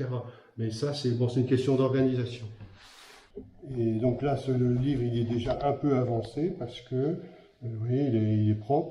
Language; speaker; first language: French; native; French